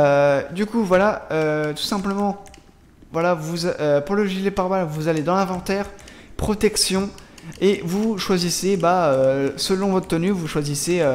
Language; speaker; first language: French; native; French